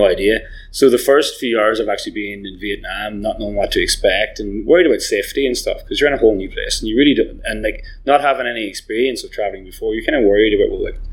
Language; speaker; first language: English; native; English